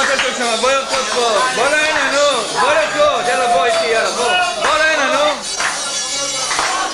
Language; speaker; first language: Hebrew; native; Hebrew